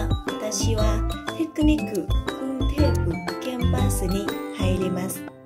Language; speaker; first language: Japanese; non-native, learner; Thai